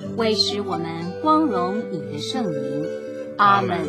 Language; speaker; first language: Chinese; native; Chinese